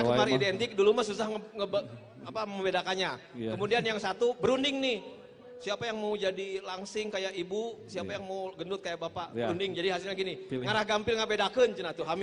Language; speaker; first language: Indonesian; non-native, local second language; Sundanese